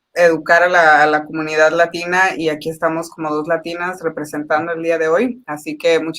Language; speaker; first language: Spanish; early bilingual, heritage; Spanish